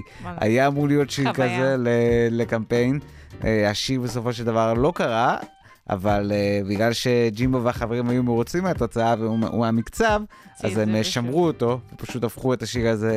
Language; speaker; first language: Hebrew; native; Hebrew